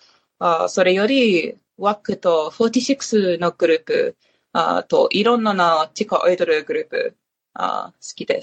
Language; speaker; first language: Japanese; non-native, learner; English